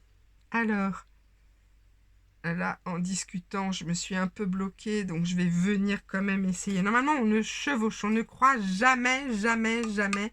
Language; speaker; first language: French; native; French